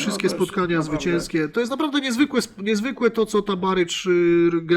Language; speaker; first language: Polish; native; Polish